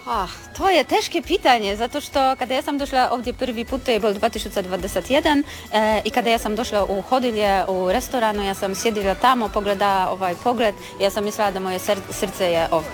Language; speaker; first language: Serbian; non-native, learner; Polish